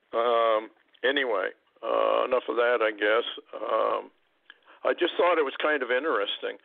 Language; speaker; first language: English; native; English